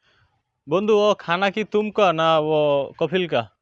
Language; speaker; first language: Hindi; non-native, learner; Bangla